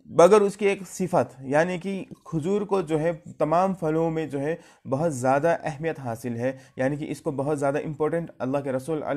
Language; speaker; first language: Hindi; native; Hindi